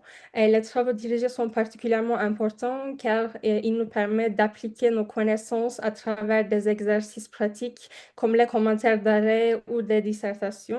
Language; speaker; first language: French; non-native, fluent; Turkish